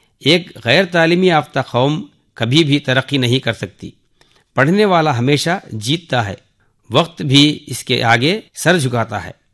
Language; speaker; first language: Urdu; native; Urdu